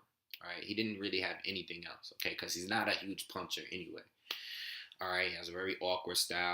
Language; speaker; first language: English; native; English